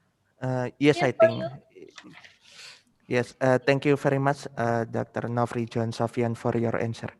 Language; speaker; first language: English; non-native, fluent; Indonesian